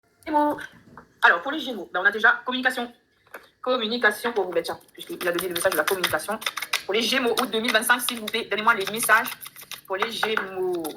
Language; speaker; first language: French; native; French